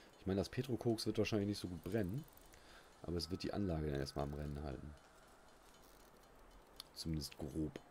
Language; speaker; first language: German; native; German